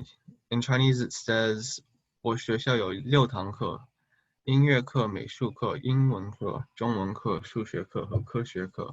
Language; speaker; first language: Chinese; early bilingual, heritage; Chinese